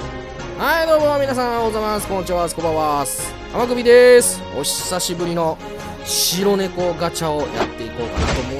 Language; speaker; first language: Japanese; native; Japanese